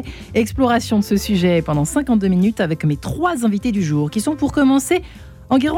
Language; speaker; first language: French; native; French